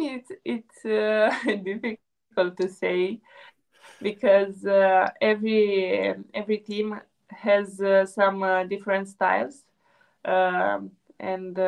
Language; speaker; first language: English; non-native, fluent; Romanian